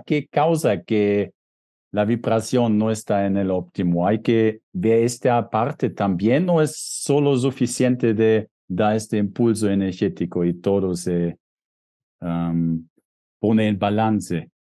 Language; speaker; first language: Spanish; non-native, fluent; German